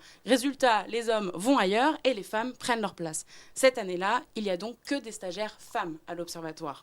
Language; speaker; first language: French; native; French